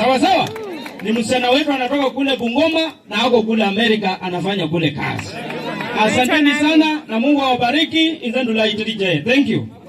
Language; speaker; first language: Swahili; non-native, local second language; Luyia